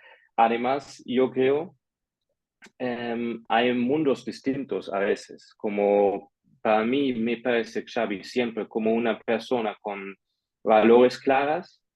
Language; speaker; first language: Spanish; non-native, fluent; German